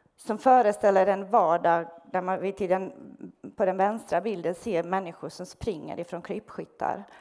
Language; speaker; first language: Swedish; non-native, fluent; Bosnian